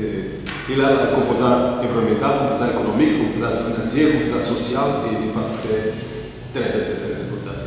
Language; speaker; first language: French; non-native, fluent; Portuguese